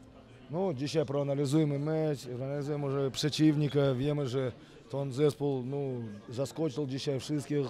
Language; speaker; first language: Polish; non-native, fluent; Russian